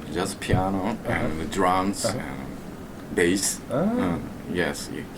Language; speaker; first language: English; non-native, learner; Japanese